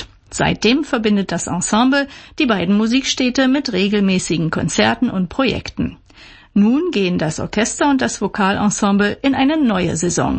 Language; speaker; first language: German; native; German